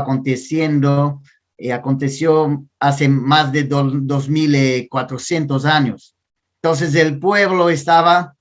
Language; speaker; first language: Spanish; non-native, learner; Portuguese